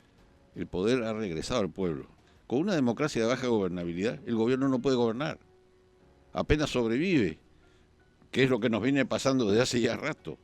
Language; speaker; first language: Spanish; native; Spanish